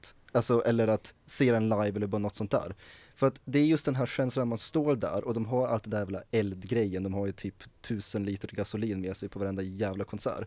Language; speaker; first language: Swedish; native; Swedish